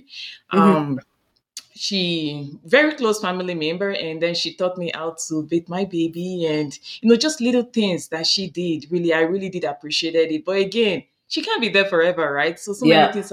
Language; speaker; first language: English; non-native, local second language; Yoruba